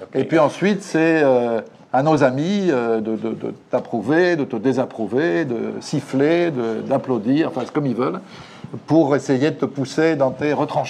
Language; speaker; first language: French; native; French